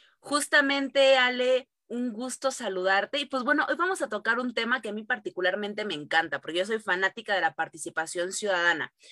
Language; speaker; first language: Spanish; native; Spanish